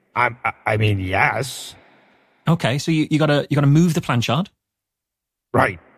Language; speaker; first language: English; native; English